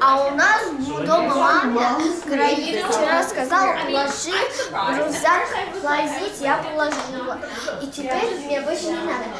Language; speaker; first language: Russian; early bilingual, heritage; Russian